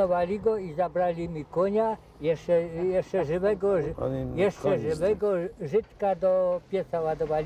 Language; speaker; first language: Polish; native; Polish